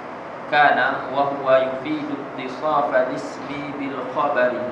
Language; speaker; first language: Arabic; non-native, fluent; Malay